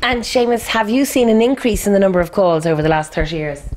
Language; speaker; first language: English; native; English